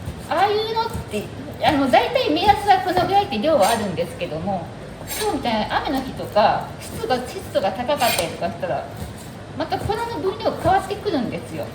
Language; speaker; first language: Japanese; native; Japanese